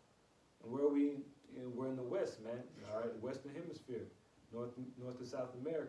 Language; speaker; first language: English; native; English